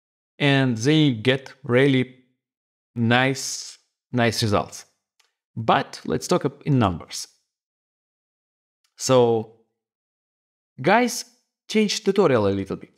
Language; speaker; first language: English; non-native, fluent; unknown